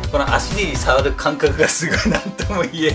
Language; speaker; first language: Japanese; native; Japanese